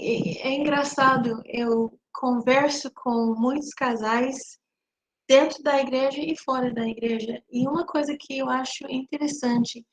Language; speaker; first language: Portuguese; non-native, fluent; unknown